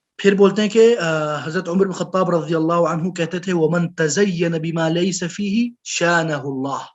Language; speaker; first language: Urdu; non-native, local second language; Pashto